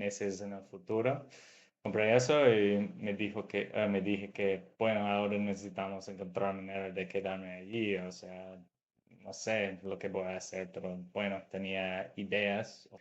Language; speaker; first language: Spanish; non-native, fluent; English